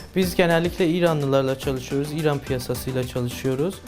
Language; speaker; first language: Turkish; non-native, fluent; Persian